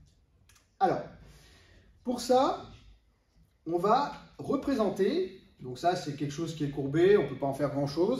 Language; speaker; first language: French; native; French